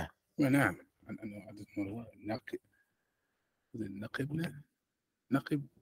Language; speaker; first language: Arabic; non-native, learner; English